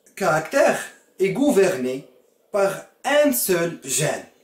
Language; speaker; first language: French; non-native, local second language; Arabic